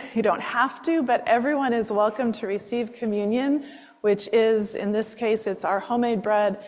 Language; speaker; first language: English; native; English